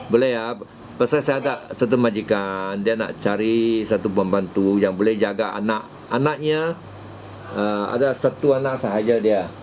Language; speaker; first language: Malay; non-native, local second language; Chinese